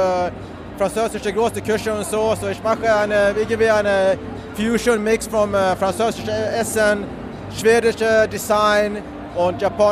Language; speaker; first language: German; non-native, fluent; Swedish